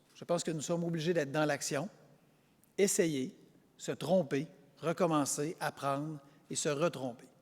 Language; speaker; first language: French; native; French